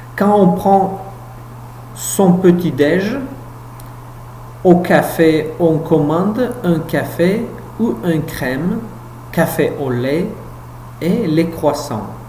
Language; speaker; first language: French; non-native, fluent; Uzbek